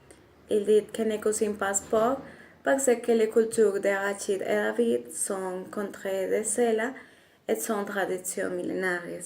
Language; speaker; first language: French; non-native, learner; Spanish